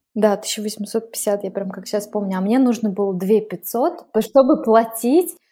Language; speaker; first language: Russian; native; Russian